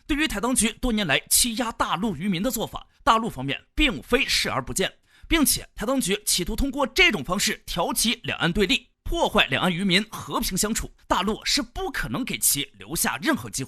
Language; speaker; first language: Chinese; native; Chinese